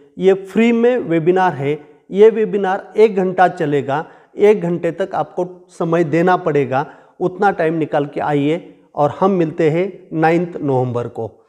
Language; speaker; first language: Hindi; non-native, local second language; Marathi